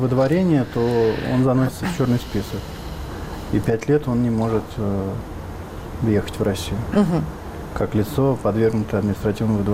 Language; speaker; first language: Russian; native; Russian